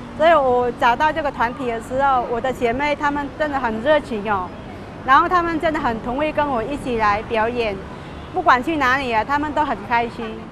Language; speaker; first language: Chinese; non-native, fluent; Vietnamese